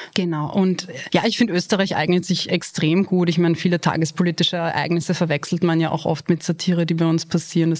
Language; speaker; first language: German; early bilingual, other home language; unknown